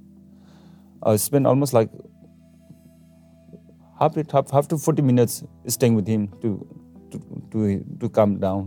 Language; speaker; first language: English; non-native, local second language; Sherpa